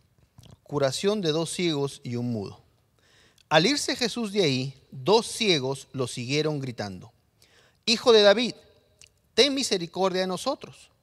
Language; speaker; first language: Spanish; native; Spanish